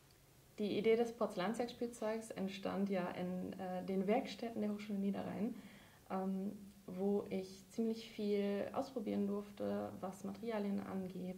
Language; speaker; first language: German; native; German